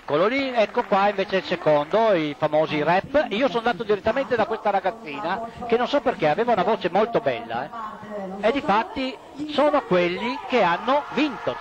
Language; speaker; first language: Italian; native; Italian